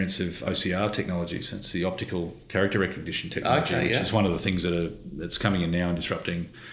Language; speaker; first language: English; native; English